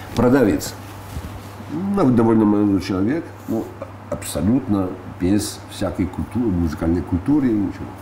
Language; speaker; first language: Russian; non-native, fluent; French